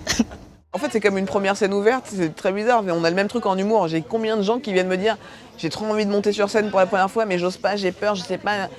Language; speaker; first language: French; native; French